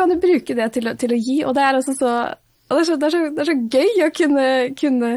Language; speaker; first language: Norwegian; native; Norwegian